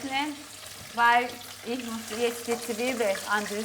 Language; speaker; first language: German; non-native, learner; Turkish